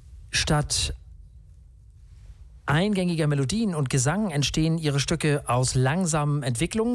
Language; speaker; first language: German; native; German